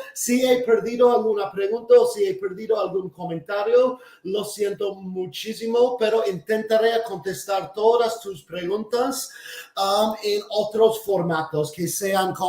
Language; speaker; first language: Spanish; non-native, fluent; English